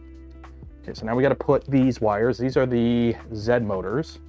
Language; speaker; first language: English; native; English